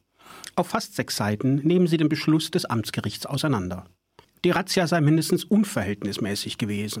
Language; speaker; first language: German; native; German